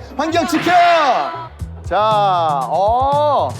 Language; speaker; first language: Korean; non-native, fluent; French